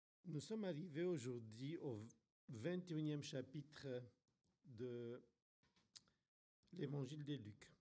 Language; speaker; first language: French; non-native, fluent; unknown